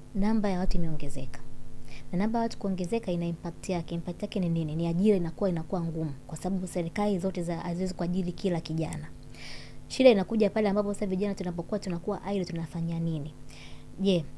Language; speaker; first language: Swahili; native; Swahili